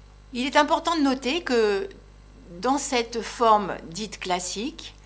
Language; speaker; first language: French; native; French